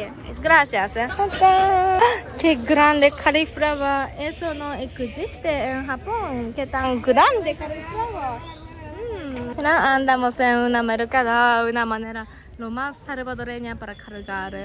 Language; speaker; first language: Spanish; non-native, learner; Japanese